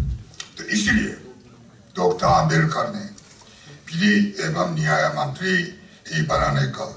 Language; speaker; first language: Hindi; non-native, fluent; Japanese